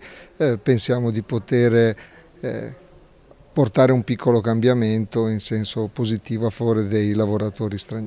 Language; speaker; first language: Italian; native; Italian